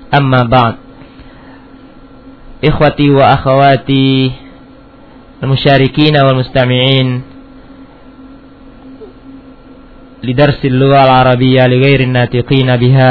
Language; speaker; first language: Arabic; non-native, fluent; Indonesian